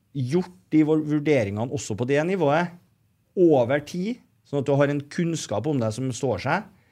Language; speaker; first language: Norwegian; native; Norwegian